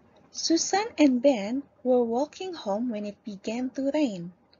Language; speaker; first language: English; non-native, fluent; Indonesian